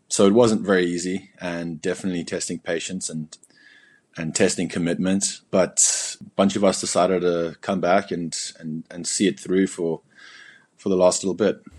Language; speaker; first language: English; native; English